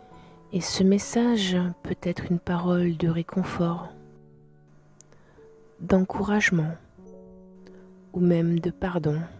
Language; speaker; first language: French; native; French